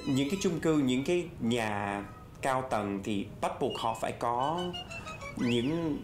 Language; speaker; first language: Vietnamese; non-native, fluent; English